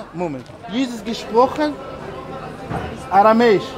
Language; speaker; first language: German; non-native, learner; Arabic